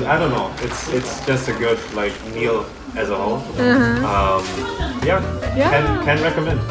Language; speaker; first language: English; non-native, fluent; German